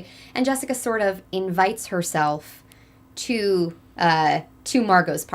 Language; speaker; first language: English; native; English